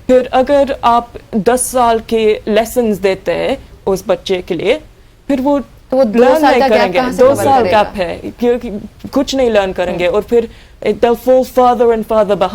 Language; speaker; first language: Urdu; early bilingual, heritage; Urdu